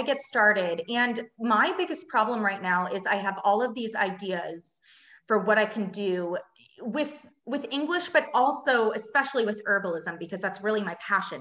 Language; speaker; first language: English; native; English